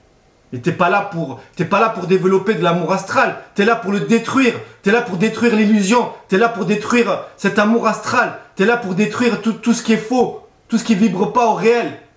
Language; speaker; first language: French; native; French